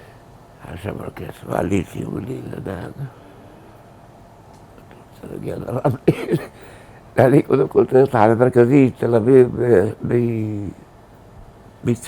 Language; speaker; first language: Hebrew; early bilingual, other home language; Arabic